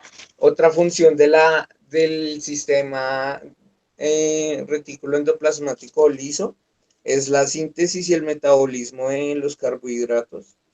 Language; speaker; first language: Spanish; native; Spanish